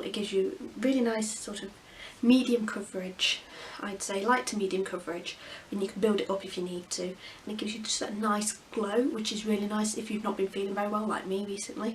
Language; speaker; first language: English; native; English